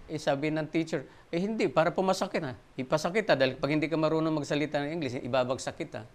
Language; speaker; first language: Filipino; non-native, local second language; Waray